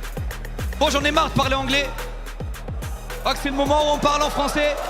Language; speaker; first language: French; native; French